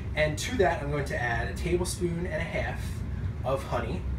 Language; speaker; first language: English; native; English